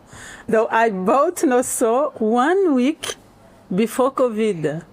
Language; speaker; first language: English; non-native, learner; Portuguese